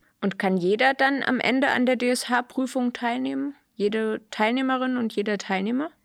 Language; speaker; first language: German; native; German